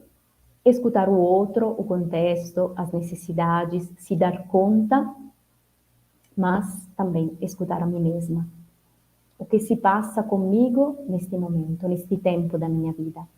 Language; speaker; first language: Portuguese; non-native, fluent; Italian